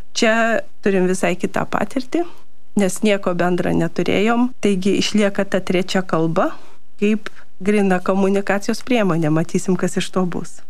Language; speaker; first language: Lithuanian; early bilingual, heritage; Lithuanian